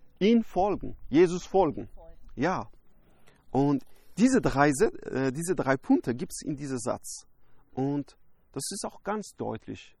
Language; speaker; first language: German; non-native, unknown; Persian